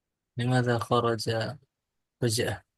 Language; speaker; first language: Arabic; non-native, fluent; Indonesian